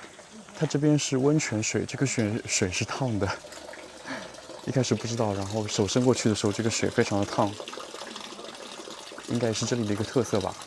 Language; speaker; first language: Chinese; native; Chinese